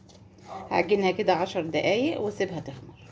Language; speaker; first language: Arabic; native; Arabic